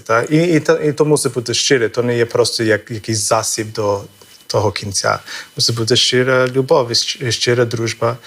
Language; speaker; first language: Ukrainian; non-native, fluent; English